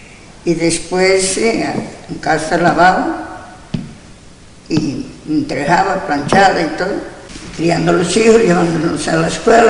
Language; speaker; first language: Spanish; non-native, local second language; Galician